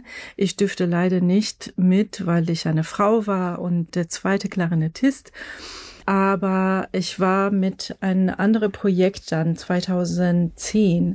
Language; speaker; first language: German; non-native, fluent; Persian